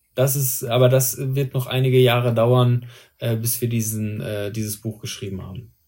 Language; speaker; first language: German; early bilingual, other home language; Persian